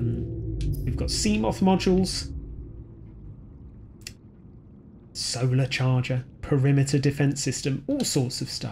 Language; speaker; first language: English; native; English